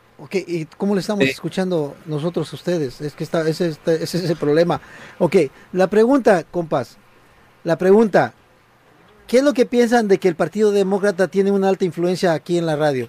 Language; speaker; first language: Spanish; native; Spanish